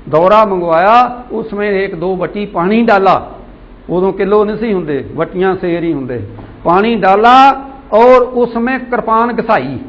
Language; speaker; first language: Hindi; non-native, local second language; Punjabi